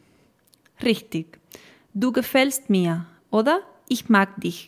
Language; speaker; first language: German; non-native, fluent; Spanish